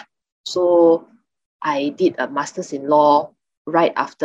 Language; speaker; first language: English; non-native, local second language; Chinese